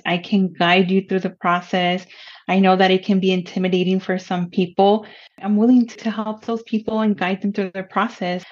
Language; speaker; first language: English; early bilingual, other home language; Spanish